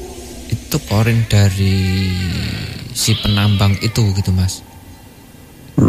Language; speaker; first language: Indonesian; native; Indonesian